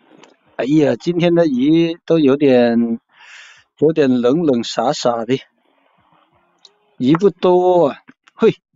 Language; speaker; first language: Chinese; native; Chinese